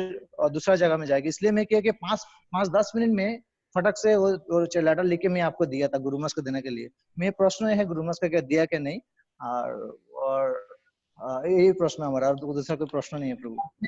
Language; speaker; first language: Hindi; non-native, learner; Bangla